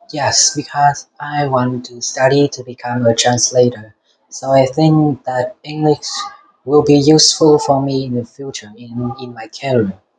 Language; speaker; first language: English; non-native, learner; Vietnamese